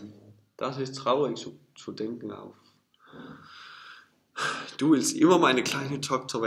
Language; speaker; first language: German; non-native, learner; Danish